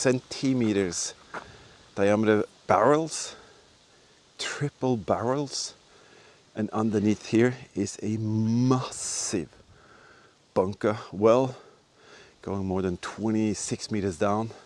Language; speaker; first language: English; non-native, fluent; Norwegian